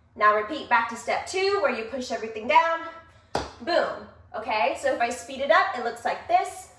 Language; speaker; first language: English; native; English